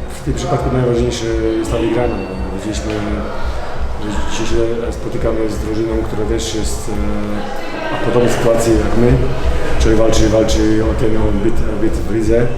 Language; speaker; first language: Polish; non-native, fluent; Serbian